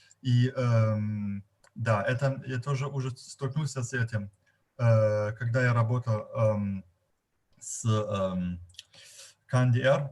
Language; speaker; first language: Russian; non-native, fluent; German